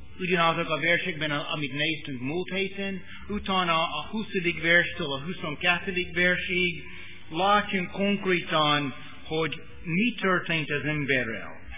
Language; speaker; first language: Hungarian; non-native, fluent; English